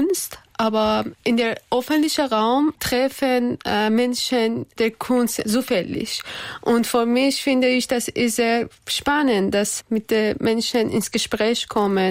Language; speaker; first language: German; non-native, learner; Persian